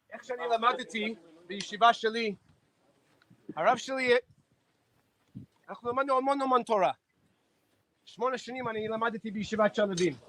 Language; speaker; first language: Hebrew; non-native, fluent; English